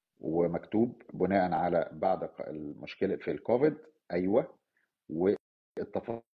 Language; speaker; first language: Arabic; native; Arabic